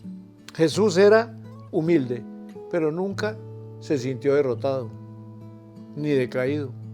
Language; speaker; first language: Spanish; native; Spanish